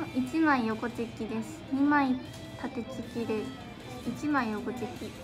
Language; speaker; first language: Japanese; native; Japanese